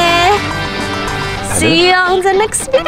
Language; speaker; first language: English; non-native, learner; Japanese